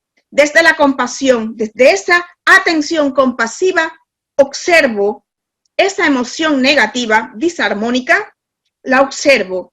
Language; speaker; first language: Spanish; native; Spanish